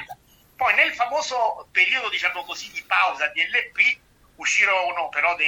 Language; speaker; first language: Italian; native; Italian